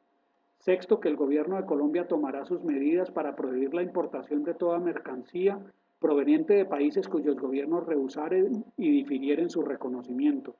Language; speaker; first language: Spanish; native; Spanish